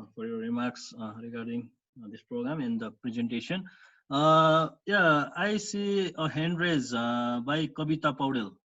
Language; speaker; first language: English; non-native, local second language; Nepali